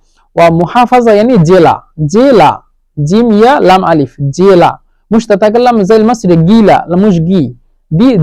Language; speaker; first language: Arabic; non-native, learner; Bangla